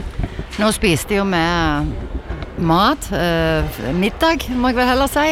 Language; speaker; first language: Norwegian; native; Norwegian